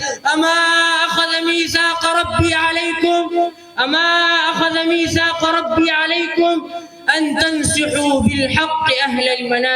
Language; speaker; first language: Arabic; non-native, learner; Urdu